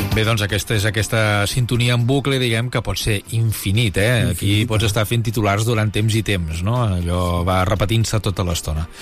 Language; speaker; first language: Catalan; native; Catalan